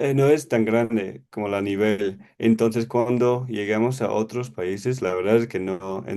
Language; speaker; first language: Spanish; non-native, learner; English